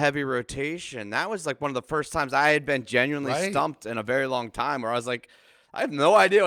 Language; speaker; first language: English; native; English